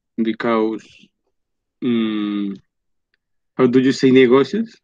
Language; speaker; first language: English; non-native, learner; Spanish